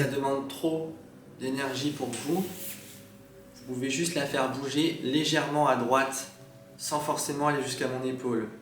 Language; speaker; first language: French; native; French